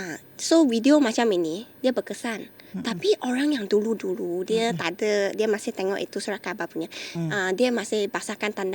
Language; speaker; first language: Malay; non-native, local second language; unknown